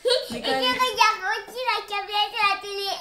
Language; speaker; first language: French; early bilingual, other home language; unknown